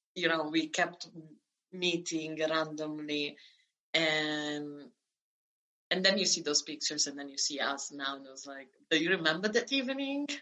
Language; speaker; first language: English; non-native, fluent; Italian